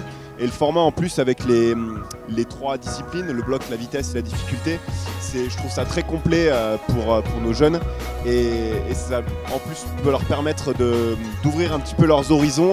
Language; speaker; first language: French; native; French